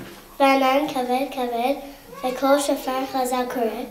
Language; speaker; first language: Hebrew; non-native, learner; English